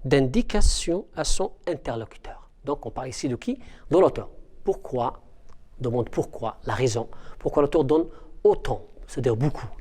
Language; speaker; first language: French; non-native, local second language; Arabic